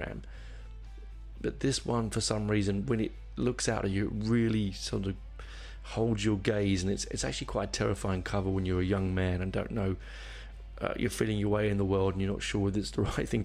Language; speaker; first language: English; native; English